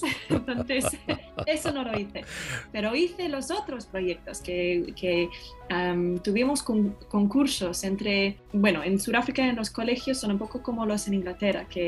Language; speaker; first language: Spanish; non-native, fluent; English